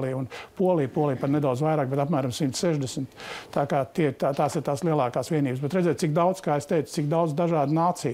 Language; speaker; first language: Latvian; native; Latvian